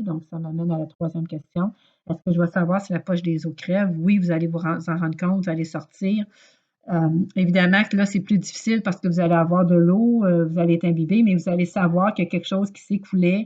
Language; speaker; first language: French; native; French